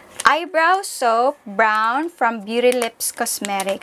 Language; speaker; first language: English; non-native, local second language; Filipino